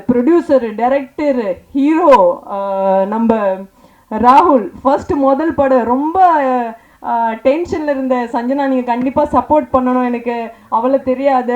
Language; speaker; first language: Tamil; non-native, fluent; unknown